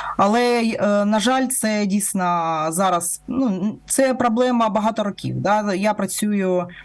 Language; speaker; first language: Ukrainian; non-native, local second language; Russian